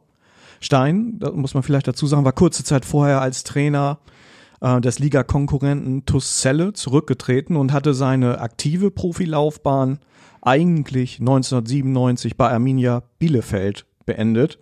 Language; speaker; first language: German; native; German